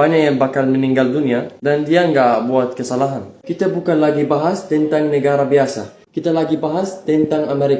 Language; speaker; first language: Indonesian; non-native, fluent; Arabic